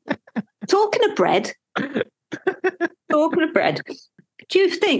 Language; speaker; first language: English; native; English